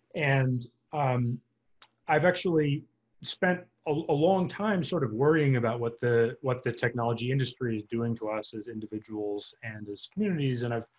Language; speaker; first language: English; native; English